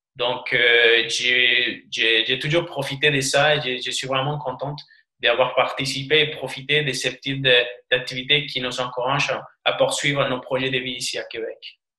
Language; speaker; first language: French; non-native, fluent; Spanish